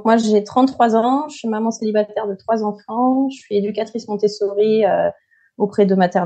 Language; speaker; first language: French; native; French